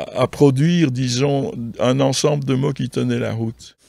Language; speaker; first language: French; native; French